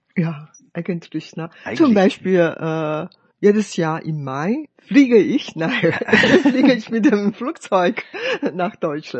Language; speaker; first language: German; non-native, fluent; Chinese